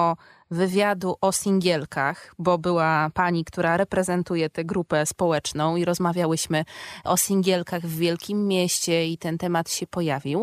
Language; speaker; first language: Polish; native; Polish